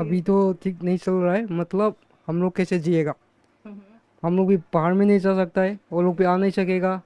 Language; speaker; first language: Hindi; non-native, local second language; Manipuri